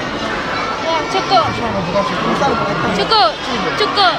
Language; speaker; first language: Chinese; non-native, fluent; Vietnamese